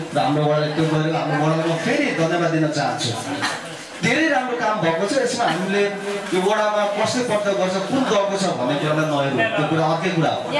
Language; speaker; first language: Nepali; non-native, local second language; Limbu